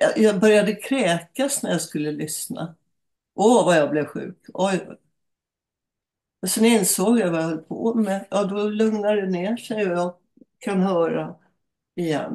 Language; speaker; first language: Swedish; native; Swedish